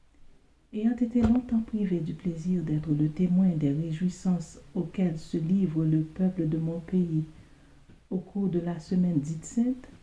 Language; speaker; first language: French; non-native, local second language; Haitian Creole